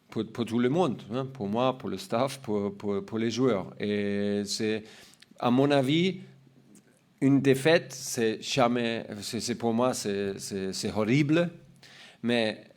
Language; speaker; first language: French; non-native, learner; German